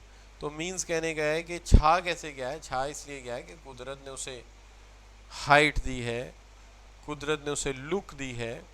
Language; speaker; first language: Urdu; native; Urdu